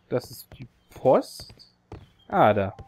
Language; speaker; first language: German; native; German